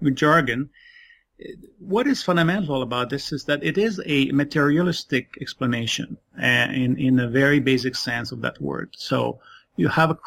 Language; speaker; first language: English; non-native, fluent; French